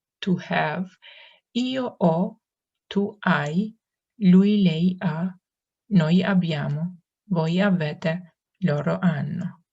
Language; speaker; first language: Italian; non-native, fluent; Turkish